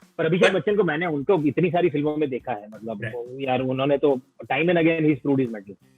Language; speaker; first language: Hindi; non-native, local second language; Gujarati